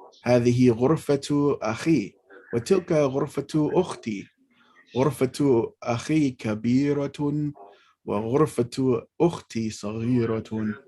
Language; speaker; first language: Arabic; non-native, fluent; English